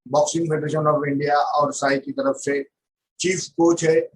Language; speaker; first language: Hindi; non-native, local second language; Marathi